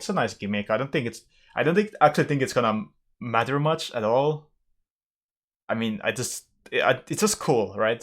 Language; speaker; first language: English; non-native, fluent; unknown